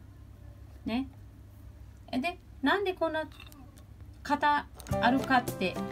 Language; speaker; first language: Japanese; non-native, fluent; Filipino